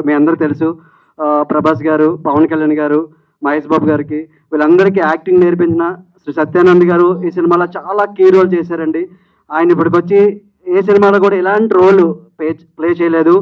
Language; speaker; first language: Telugu; native; Telugu